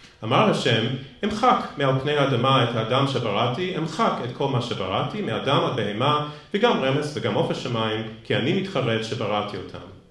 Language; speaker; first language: Hebrew; non-native, fluent; English